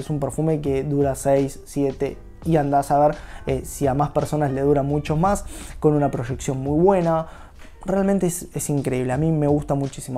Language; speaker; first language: Spanish; native; Spanish